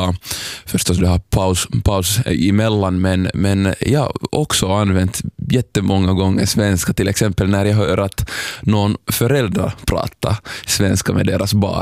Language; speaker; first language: Swedish; non-native, local second language; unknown